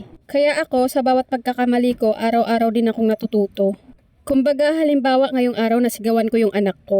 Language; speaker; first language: Filipino; native; Filipino